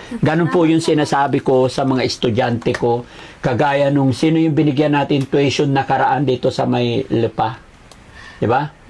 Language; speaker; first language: Filipino; native; Filipino